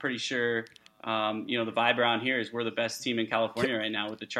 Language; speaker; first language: English; native; English